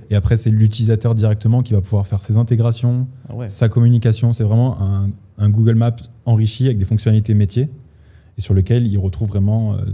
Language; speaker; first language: French; native; French